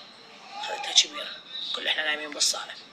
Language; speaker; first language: Arabic; native; Arabic